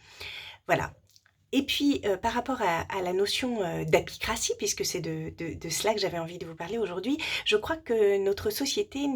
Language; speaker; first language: French; native; French